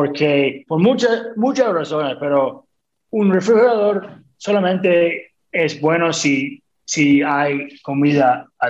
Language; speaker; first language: Spanish; non-native, fluent; English